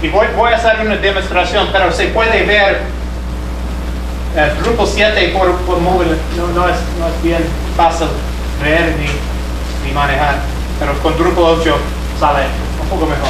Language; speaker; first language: Spanish; non-native, fluent; English